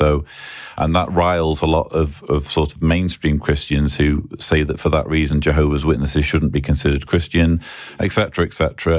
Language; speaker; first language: English; native; English